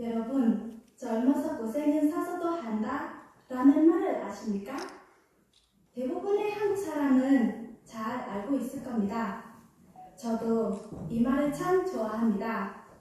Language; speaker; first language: Korean; non-native, fluent; Khmer